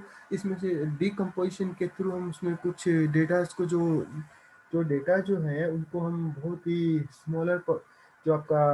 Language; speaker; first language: Hindi; native; Hindi